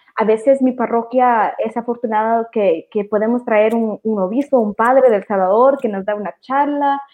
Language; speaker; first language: Spanish; early bilingual, heritage; Spanish